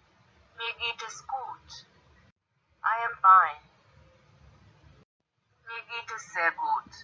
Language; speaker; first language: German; non-native, learner; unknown